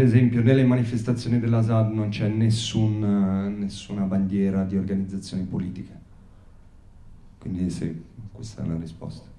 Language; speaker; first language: Italian; native; Italian